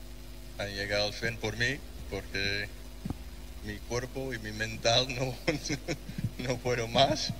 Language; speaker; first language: Spanish; non-native, learner; English